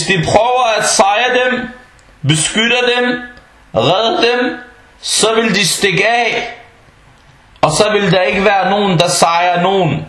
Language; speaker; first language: Danish; non-native, fluent; Arabic